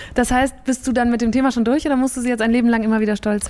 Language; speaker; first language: German; native; German